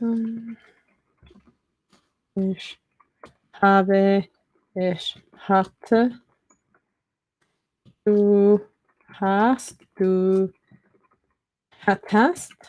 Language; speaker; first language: German; non-native, learner; English